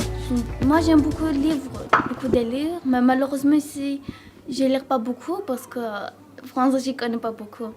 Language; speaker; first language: French; non-native, learner; Georgian